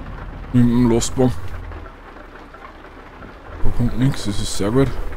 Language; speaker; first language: German; native; German